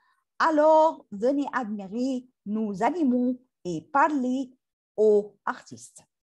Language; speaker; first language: French; non-native, learner; Arabic